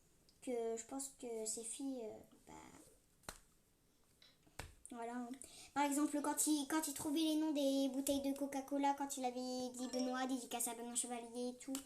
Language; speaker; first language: French; native; French